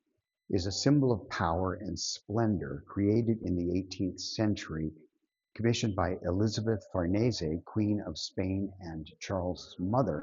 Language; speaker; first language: English; native; English